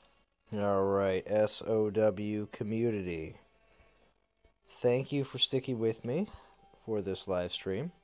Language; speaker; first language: English; native; English